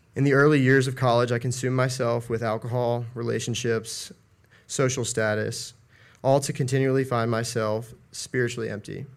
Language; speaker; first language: English; native; English